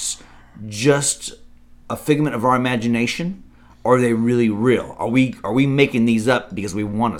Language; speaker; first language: English; native; English